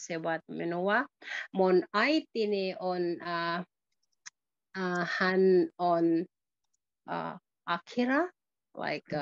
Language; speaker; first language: Finnish; non-native, learner; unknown